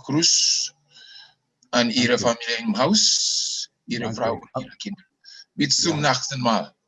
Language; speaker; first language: German; non-native, learner; Indonesian